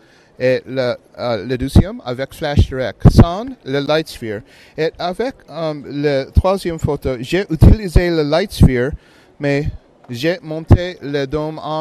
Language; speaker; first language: French; non-native, learner; English